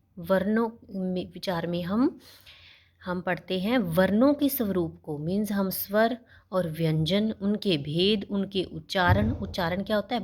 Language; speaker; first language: Hindi; non-native, local second language; Punjabi